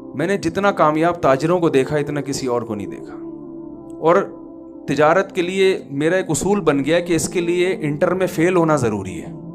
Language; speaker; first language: Urdu; native; Urdu